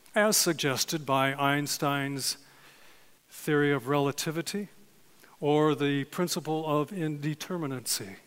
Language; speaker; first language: English; native; English